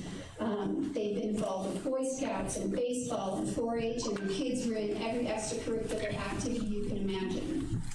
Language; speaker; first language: English; native; English